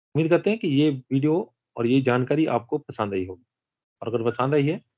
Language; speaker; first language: Hindi; non-native, local second language; Punjabi